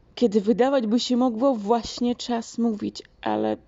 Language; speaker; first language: Polish; native; Polish